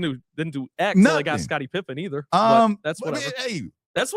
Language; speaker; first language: English; native; English